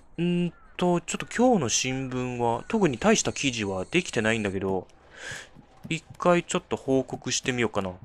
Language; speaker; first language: Japanese; non-native, fluent; Chinese